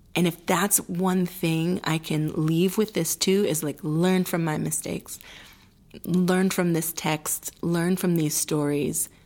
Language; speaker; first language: English; early bilingual, other home language; Spanish